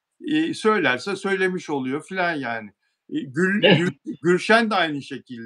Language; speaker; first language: Turkish; native; Turkish